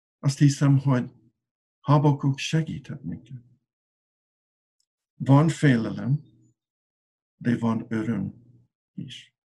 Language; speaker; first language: Hungarian; non-native, learner; English